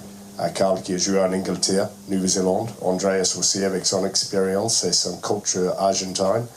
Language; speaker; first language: French; non-native, fluent; Spanish